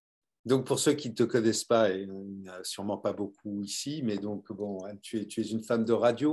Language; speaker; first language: French; native; French